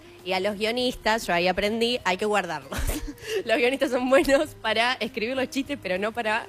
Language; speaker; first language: Spanish; native; Spanish